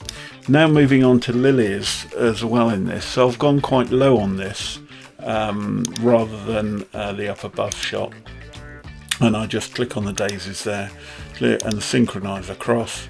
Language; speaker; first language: English; native; English